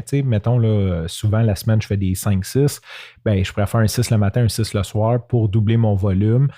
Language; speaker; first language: French; native; French